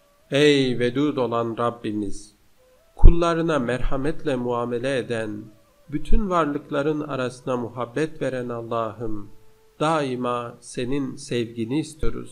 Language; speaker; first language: Turkish; native; Turkish